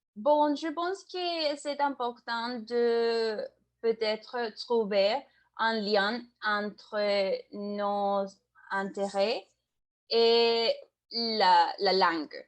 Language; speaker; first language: French; non-native, learner; Spanish